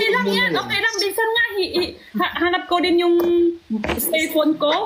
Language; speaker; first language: Filipino; non-native, learner; Chinese